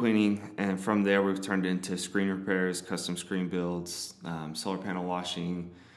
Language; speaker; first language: English; native; English